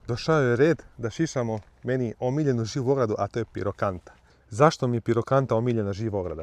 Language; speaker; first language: Croatian; native; Croatian